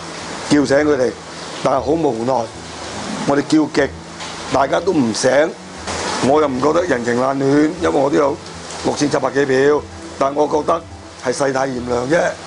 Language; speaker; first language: Cantonese; native; Cantonese